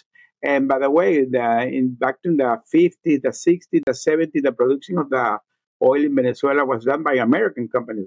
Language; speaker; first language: English; non-native, fluent; Spanish